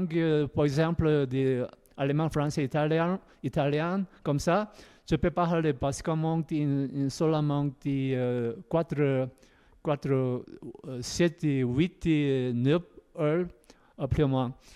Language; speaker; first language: French; non-native, learner; Korean